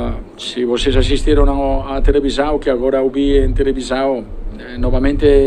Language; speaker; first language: Portuguese; non-native, fluent; Spanish